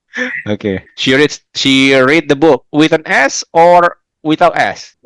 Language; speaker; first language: English; non-native, fluent; Indonesian